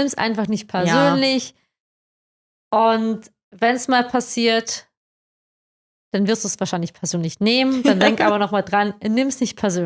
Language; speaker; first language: German; native; German